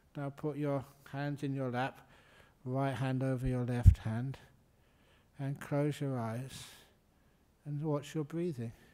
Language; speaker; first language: English; native; English